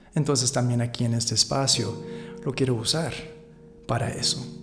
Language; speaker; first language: Spanish; early bilingual, heritage; Spanish